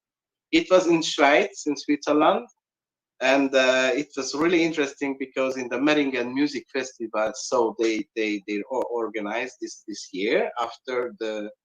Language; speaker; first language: English; non-native, learner; Hungarian